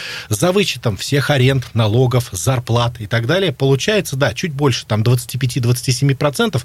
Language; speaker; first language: Russian; native; Russian